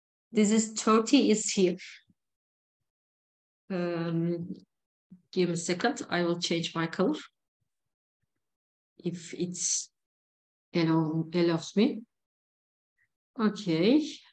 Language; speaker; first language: English; non-native, fluent; Turkish